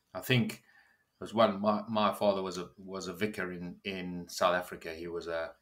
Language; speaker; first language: English; native; English